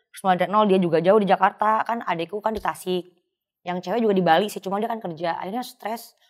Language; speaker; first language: Indonesian; native; Indonesian